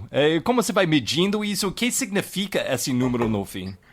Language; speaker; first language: Portuguese; non-native, fluent; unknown